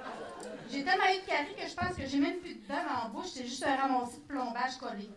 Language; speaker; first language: French; native; French